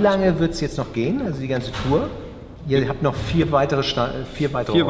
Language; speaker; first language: German; native; German